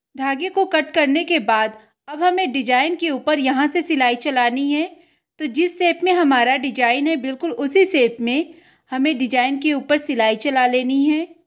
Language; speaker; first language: Hindi; native; Hindi